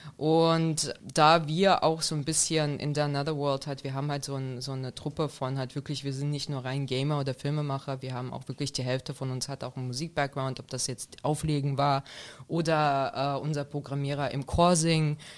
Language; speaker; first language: German; non-native, fluent; Russian